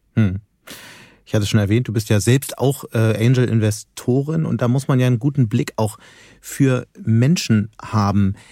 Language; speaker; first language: German; native; German